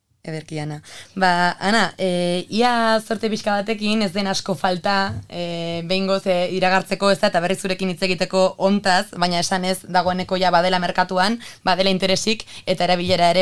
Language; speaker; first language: Basque; native; Basque